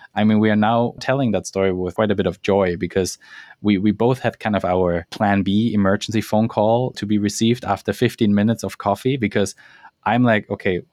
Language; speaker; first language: English; non-native, fluent; German